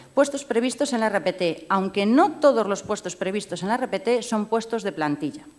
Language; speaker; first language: Spanish; native; Spanish